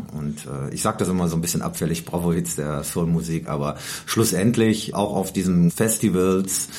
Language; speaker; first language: German; native; German